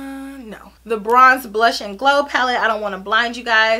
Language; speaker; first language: English; native; English